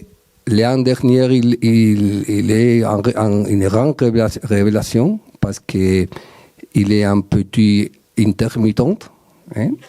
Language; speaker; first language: French; non-native, learner; Spanish